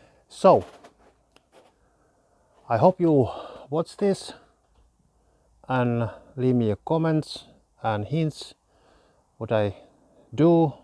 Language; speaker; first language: English; non-native, learner; Finnish